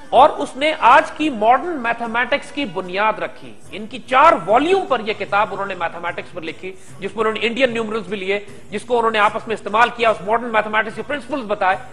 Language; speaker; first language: Urdu; native; Urdu